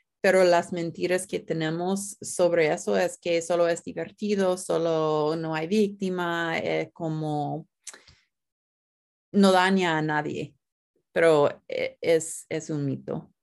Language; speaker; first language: Spanish; non-native, fluent; English